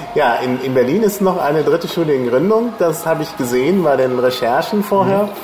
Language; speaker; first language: German; native; German